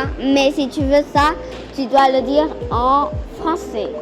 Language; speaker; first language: French; non-native, fluent; Spanish